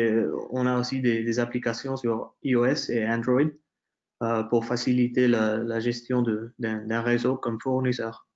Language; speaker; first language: French; non-native, fluent; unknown